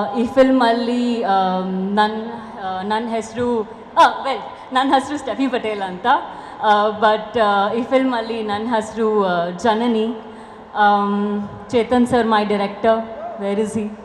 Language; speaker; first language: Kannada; non-native, local second language; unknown